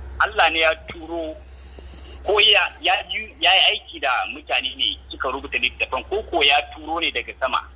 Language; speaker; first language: Hausa; non-native, local second language; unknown